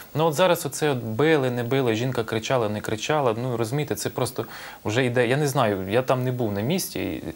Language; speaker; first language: Ukrainian; native; Ukrainian